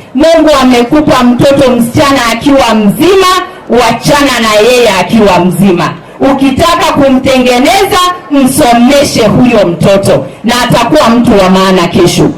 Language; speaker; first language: Swahili; non-native, local second language; Masai